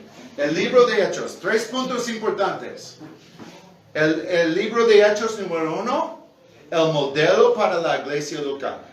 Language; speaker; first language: Spanish; non-native, fluent; English